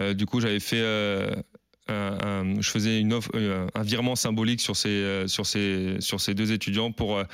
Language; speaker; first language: French; native; French